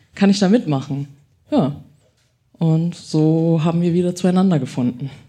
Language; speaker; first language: German; early bilingual, other home language; Chinese